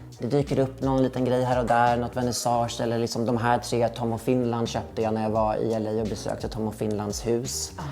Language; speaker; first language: Swedish; early bilingual, heritage; Swedish